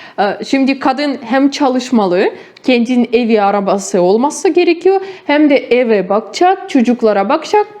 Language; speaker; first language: Turkish; non-native, fluent; Ukrainian